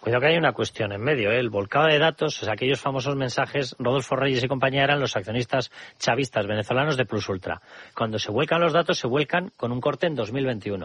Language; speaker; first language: Spanish; native; Spanish